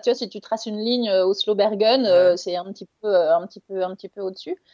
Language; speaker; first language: French; native; French